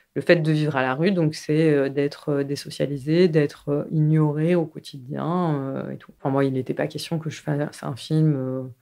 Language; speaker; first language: French; native; French